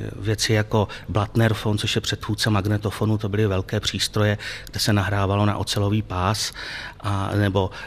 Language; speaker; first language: Czech; native; Czech